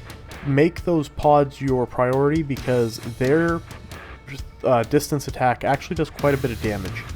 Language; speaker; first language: English; native; English